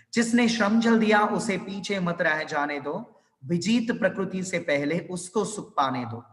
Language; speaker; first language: Hindi; non-native, local second language; Telugu